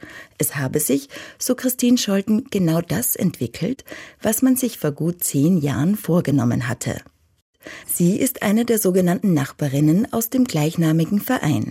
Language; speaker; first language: German; native; German